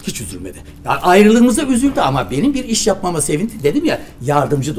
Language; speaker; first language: Turkish; native; Turkish